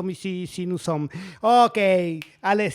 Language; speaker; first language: French; non-native, learner; Spanish